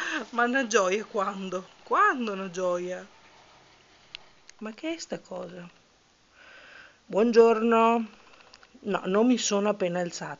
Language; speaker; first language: Italian; native; Italian